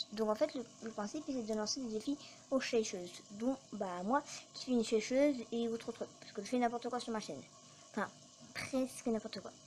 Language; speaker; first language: French; native; French